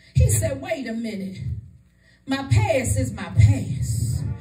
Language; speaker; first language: English; native; English